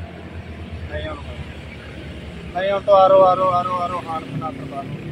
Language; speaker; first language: Filipino; non-native, learner; Punjabi